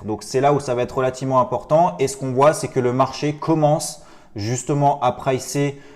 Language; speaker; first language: French; native; French